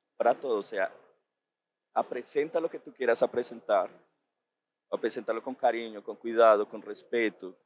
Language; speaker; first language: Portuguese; non-native, fluent; Spanish